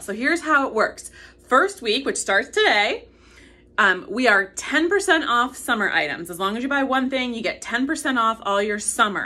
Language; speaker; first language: English; native; English